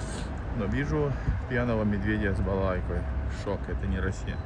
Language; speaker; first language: Russian; non-native, fluent; Finnish